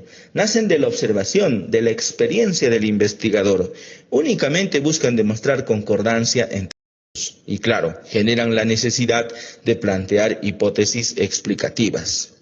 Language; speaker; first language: Spanish; native; Spanish